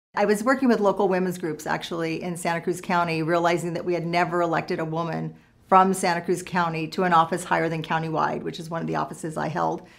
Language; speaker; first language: English; native; English